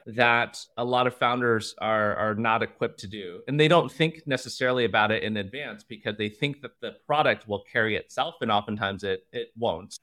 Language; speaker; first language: English; early bilingual, other home language; Chinese